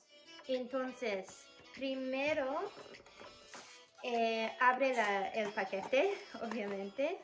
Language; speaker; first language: Spanish; non-native, fluent; English